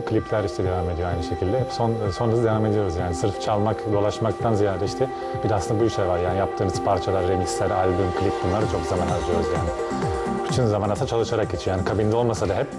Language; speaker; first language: Turkish; early bilingual, heritage; Turkish